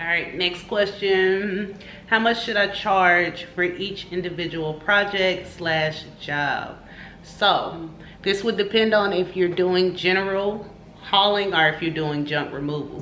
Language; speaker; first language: English; native; English